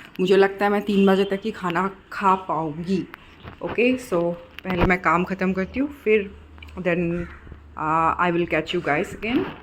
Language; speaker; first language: Hindi; non-native, local second language; Bangla